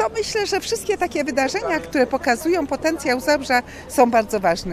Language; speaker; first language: Polish; native; Polish